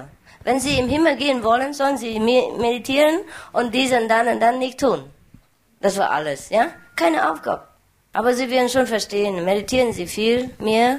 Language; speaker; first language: German; non-native, learner; Vietnamese